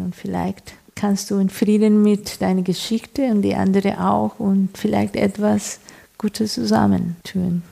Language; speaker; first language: German; non-native, fluent; Spanish